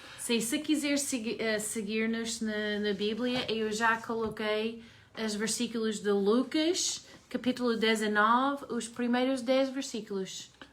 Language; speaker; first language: Portuguese; non-native, learner; English